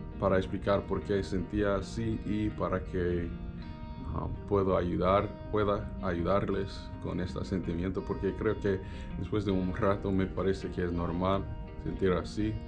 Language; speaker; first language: Spanish; non-native, learner; English